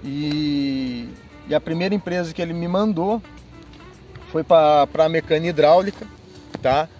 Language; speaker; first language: Portuguese; native; Portuguese